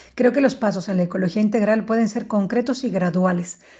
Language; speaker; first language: Spanish; native; Spanish